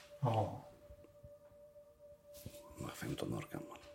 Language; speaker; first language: Swedish; non-native, local second language; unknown